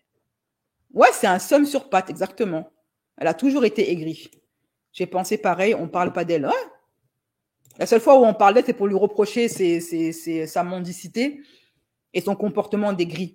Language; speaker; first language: French; native; French